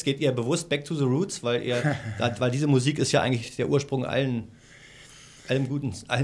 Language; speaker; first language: German; native; German